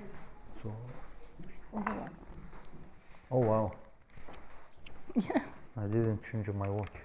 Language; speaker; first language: English; non-native, fluent; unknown